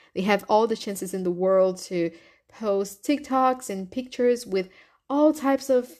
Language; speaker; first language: English; non-native, fluent; Portuguese